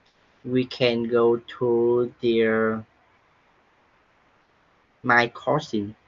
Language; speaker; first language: English; non-native, learner; Vietnamese